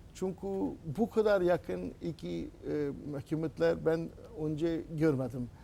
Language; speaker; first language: Turkish; non-native, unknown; Urdu